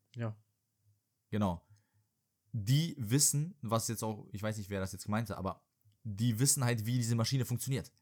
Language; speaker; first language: German; early bilingual, heritage; Serbian